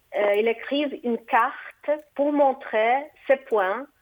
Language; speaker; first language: French; non-native, fluent; Portuguese